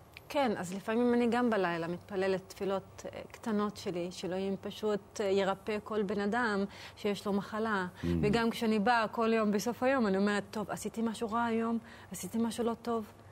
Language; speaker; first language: Hebrew; non-native, local second language; Arabic